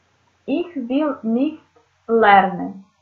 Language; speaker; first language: German; non-native, fluent; Serbian